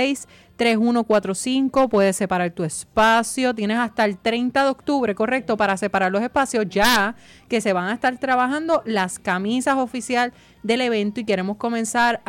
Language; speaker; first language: Spanish; native; Spanish